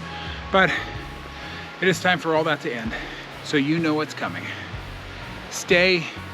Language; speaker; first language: English; native; English